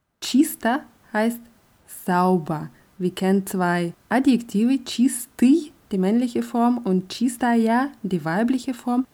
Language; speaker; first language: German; non-native, fluent; Russian